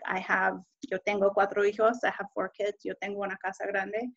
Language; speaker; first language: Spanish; non-native, fluent; English